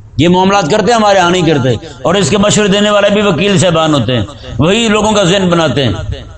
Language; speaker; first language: Urdu; native; Urdu